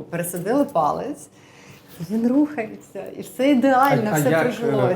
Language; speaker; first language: Ukrainian; native; Ukrainian